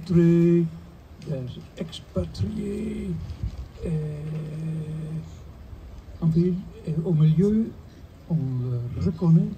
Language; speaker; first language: French; non-native, fluent; Dutch